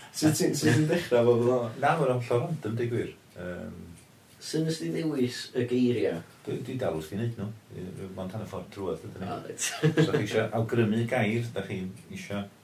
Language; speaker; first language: Welsh; early bilingual, heritage; Welsh